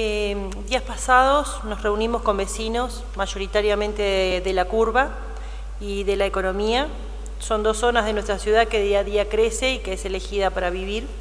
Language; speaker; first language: Spanish; native; Spanish